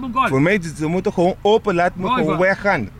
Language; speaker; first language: Dutch; non-native, local second language; Papiamento